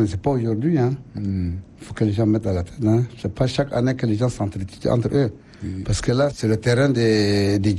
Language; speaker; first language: French; non-native, local second language; Arabic